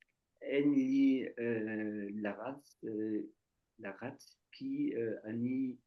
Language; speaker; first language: Hebrew; non-native, learner; French